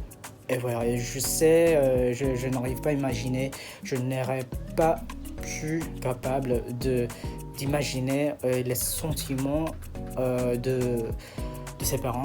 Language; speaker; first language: French; non-native, fluent; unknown